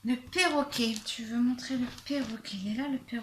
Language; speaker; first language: French; native; French